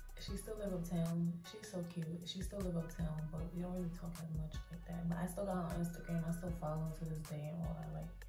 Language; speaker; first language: English; native; English